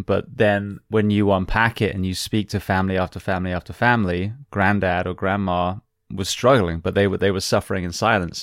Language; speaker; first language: English; native; English